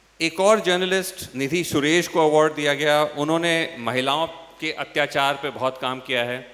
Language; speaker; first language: Hindi; non-native, local second language; English